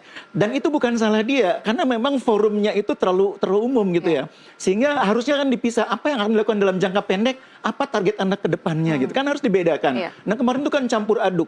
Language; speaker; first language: Indonesian; native; Indonesian